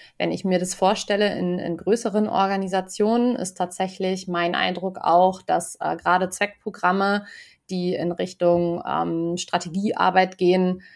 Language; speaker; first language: German; native; German